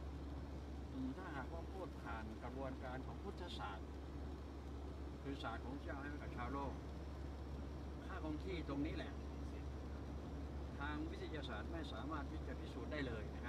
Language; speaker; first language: Thai; native; Thai